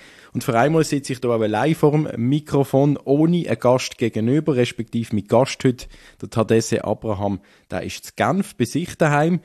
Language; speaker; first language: German; native; German